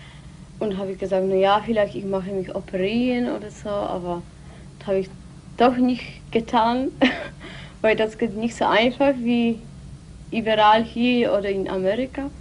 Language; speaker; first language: German; non-native, learner; Polish